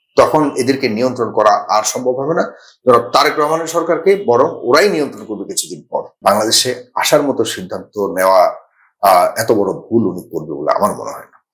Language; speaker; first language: Bangla; native; Bangla